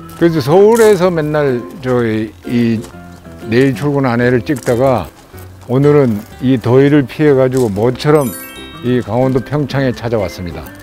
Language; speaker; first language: Korean; native; Korean